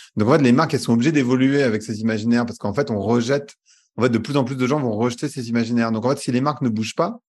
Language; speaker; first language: French; native; French